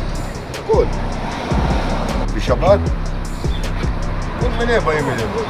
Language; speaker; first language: Hebrew; non-native, local second language; Arabic